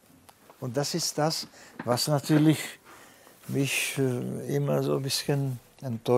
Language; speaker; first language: German; non-native, fluent; Czech